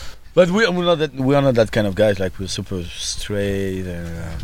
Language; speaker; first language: English; non-native, fluent; French